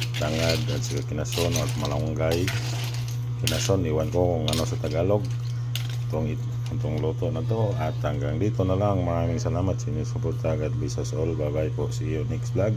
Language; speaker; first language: Filipino; non-native, local second language; Cebuano